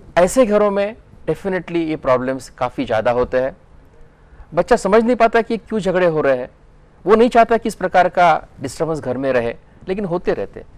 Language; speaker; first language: Hindi; non-native, local second language; Marathi